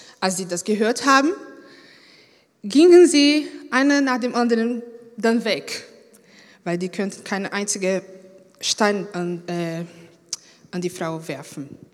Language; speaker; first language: German; non-native, fluent; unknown